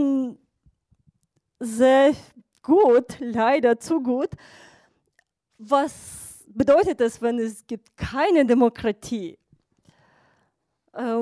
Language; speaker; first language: German; non-native, fluent; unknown